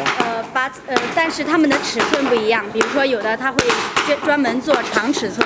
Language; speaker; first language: Chinese; native; Chinese